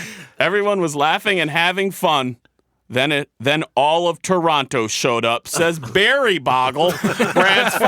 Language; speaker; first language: English; native; English